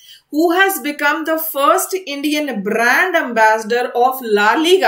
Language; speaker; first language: English; non-native, local second language; Hindi